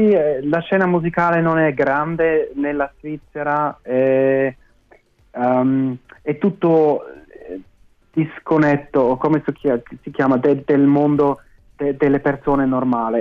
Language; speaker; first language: Italian; non-native, fluent; German